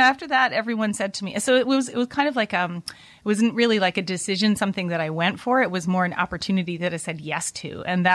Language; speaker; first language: English; native; English